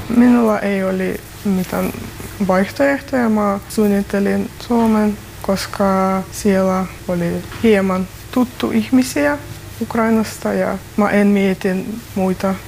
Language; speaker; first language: Finnish; non-native, learner; Ukrainian